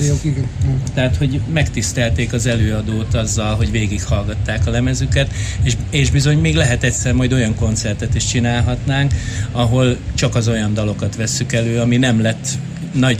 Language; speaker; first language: Hungarian; native; Hungarian